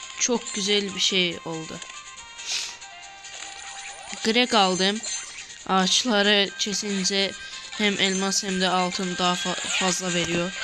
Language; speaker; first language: Turkish; native; Turkish